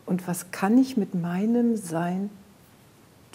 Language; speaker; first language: German; native; German